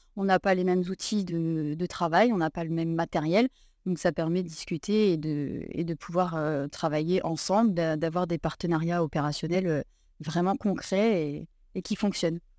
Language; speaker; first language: French; native; French